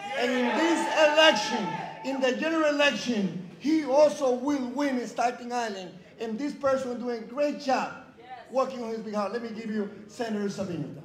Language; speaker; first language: English; non-native, fluent; Spanish